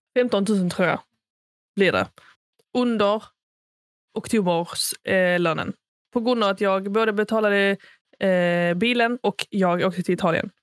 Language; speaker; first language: Swedish; native; Swedish